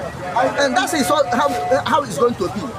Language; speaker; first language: English; non-native, local second language; Igbo